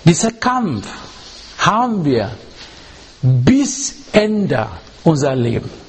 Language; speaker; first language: German; non-native, learner; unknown